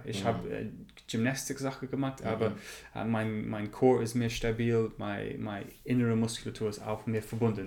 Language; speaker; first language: German; non-native, learner; English